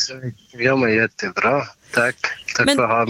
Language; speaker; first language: Swedish; non-native, learner; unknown